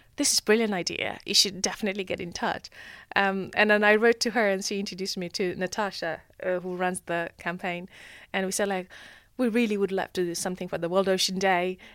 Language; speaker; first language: English; non-native, local second language; Nepali